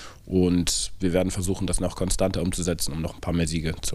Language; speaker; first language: German; native; German